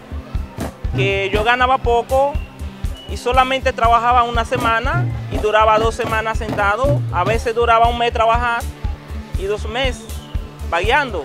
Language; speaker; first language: Spanish; non-native, fluent; Haitian Creole